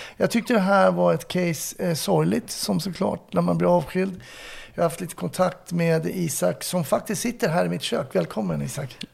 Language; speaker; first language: Swedish; native; Swedish